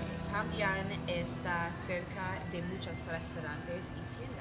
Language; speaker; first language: Spanish; non-native, learner; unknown